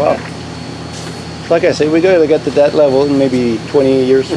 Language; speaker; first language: English; non-native, local second language; French